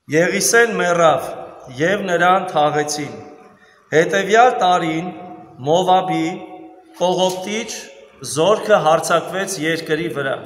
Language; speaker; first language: Armenian; native; Armenian